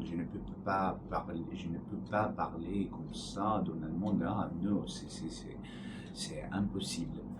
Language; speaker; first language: French; non-native, learner; Arabic